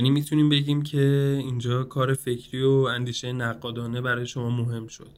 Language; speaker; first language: Persian; native; Persian